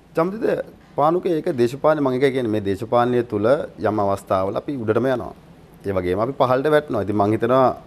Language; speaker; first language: Sinhala; native; Sinhala